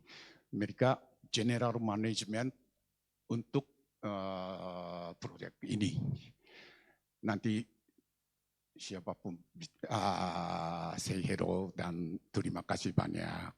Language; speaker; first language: Indonesian; non-native, learner; Japanese